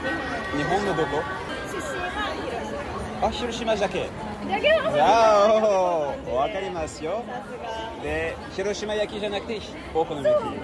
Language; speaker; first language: Japanese; non-native, fluent; French